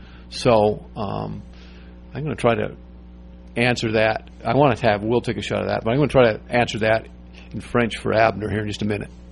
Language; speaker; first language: English; native; English